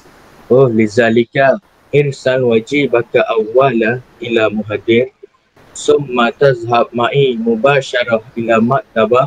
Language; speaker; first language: Arabic; non-native, learner; Malay